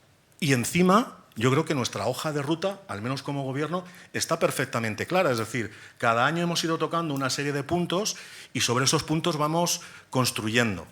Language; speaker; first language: Spanish; native; Spanish